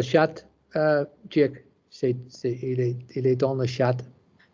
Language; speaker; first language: French; non-native, learner; English